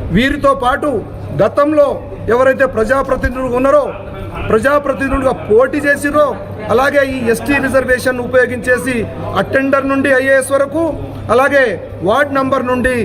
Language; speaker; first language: Telugu; non-native, local second language; Lambadi